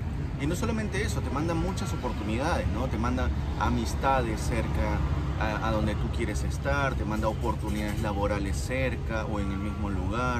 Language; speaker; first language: Spanish; native; Spanish